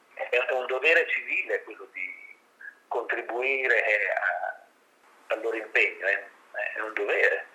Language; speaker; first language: Italian; native; Italian